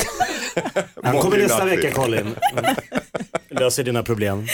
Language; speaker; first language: Swedish; native; Swedish